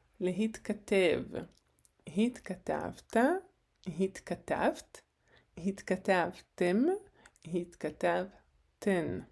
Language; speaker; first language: Hebrew; non-native, fluent; Ukrainian